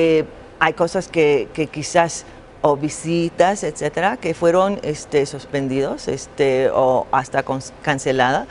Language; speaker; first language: Spanish; non-native, fluent; English